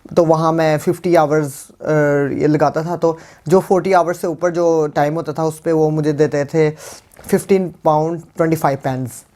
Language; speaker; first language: Urdu; non-native, local second language; Punjabi